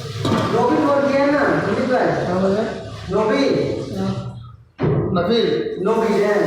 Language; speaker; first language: Hindi; non-native, learner; Bangla